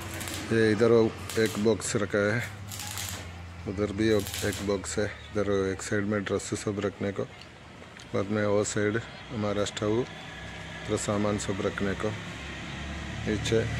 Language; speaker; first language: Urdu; non-native, local second language; Malayalam